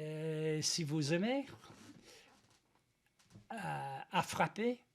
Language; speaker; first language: French; non-native, learner; English